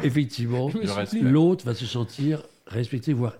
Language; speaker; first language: French; native; French